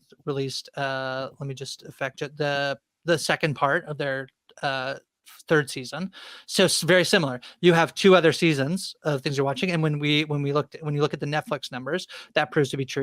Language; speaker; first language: English; native; English